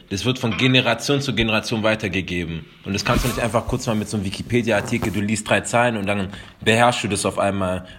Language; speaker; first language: German; native; German